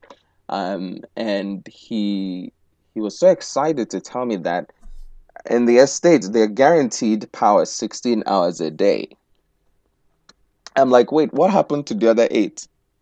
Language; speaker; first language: English; non-native, local second language; Igbo